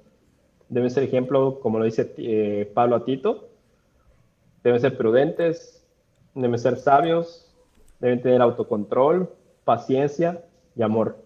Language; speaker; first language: Spanish; native; Spanish